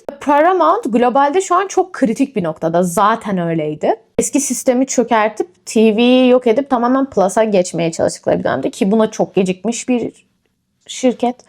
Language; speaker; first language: Turkish; native; Turkish